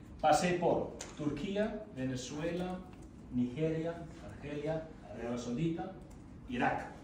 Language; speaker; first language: Spanish; non-native, fluent; German